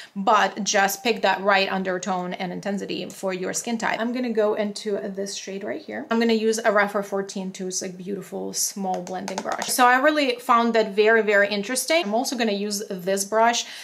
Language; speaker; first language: English; non-native, fluent; Russian